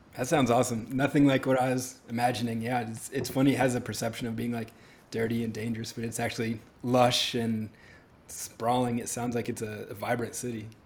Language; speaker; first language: English; native; English